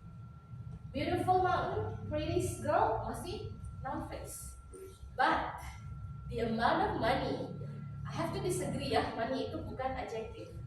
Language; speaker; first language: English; non-native, fluent; Indonesian